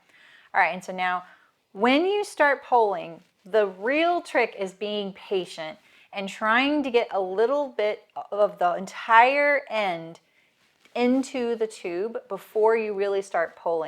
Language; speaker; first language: English; native; English